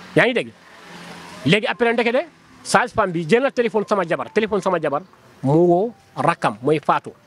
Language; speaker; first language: Wolof; non-native, local second language; Fula